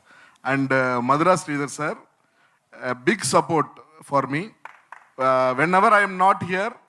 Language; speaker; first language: Telugu; non-native, fluent; Tamil